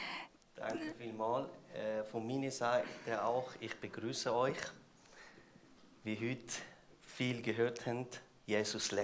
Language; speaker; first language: German; non-native, fluent; Persian